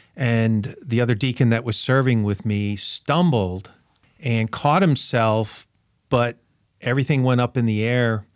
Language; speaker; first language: English; native; English